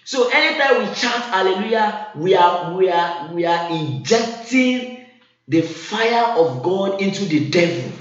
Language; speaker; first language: English; non-native, local second language; Yoruba